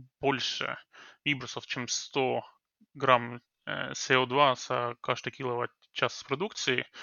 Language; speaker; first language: Russian; non-native, fluent; Norwegian